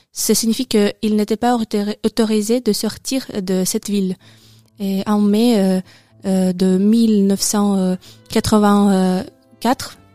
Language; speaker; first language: French; non-native, learner; Russian